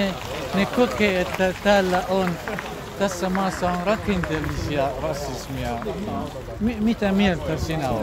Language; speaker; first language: Finnish; non-native, learner; Central Kurdish